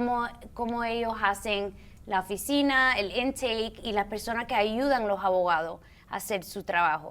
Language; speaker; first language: Spanish; early bilingual, heritage; Spanish